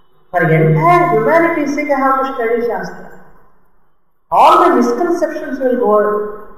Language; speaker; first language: English; non-native, local second language; Tamil